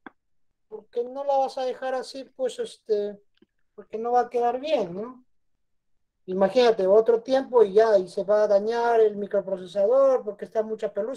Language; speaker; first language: Spanish; native; Spanish